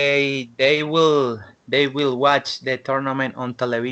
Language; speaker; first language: English; non-native, learner; Spanish